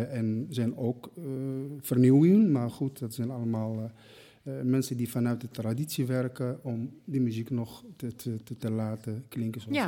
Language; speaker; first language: Dutch; non-native, fluent; Arabic